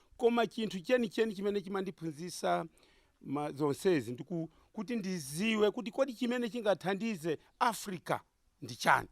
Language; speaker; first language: Nyanja; non-native, local second language; Tumbuka